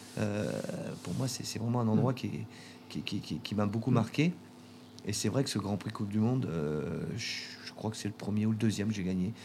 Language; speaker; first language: French; native; French